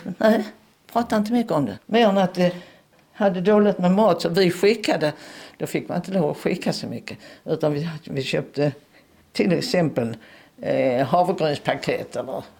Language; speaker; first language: Swedish; native; Swedish